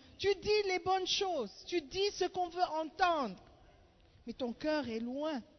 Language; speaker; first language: French; non-native, fluent; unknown